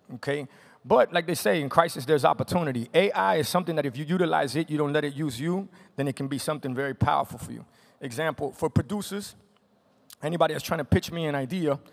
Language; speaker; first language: English; native; English